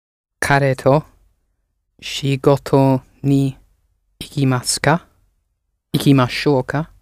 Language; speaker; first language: Japanese; non-native, learner; English